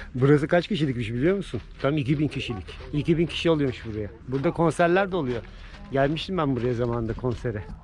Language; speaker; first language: Turkish; native; Turkish